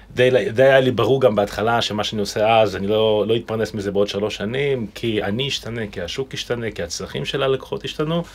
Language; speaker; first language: Hebrew; non-native, fluent; Russian